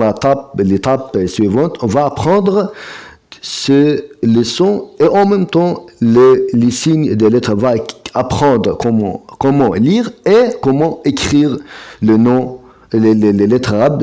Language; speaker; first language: French; non-native, fluent; Arabic